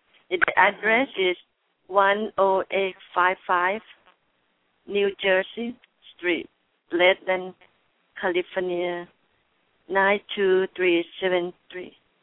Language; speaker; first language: English; non-native, learner; Thai